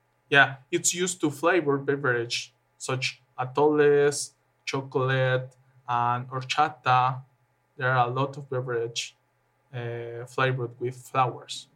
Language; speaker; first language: English; non-native, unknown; Spanish